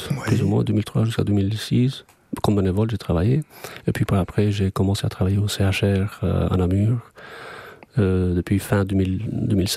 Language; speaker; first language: French; non-native, fluent; Albanian